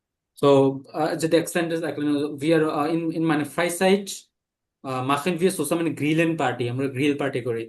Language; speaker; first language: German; non-native, learner; Bangla